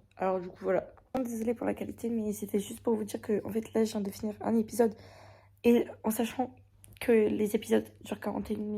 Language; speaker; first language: French; native; French